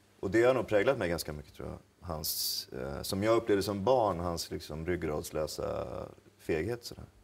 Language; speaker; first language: Swedish; native; Swedish